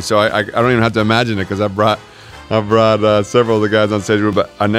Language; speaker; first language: English; native; English